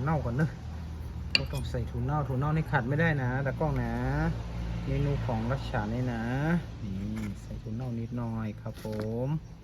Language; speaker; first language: Thai; non-native, local second language; Shan